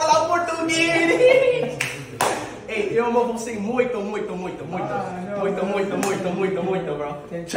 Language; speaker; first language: Portuguese; non-native, learner; English